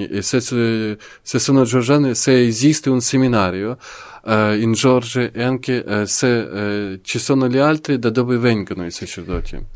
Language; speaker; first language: Italian; non-native, learner; Ukrainian